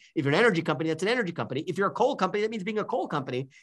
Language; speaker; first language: English; native; English